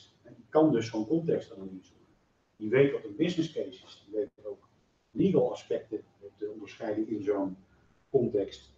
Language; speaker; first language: Dutch; native; Dutch